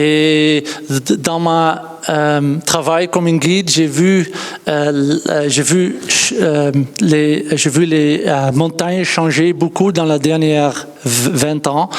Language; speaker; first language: French; non-native, learner; Dutch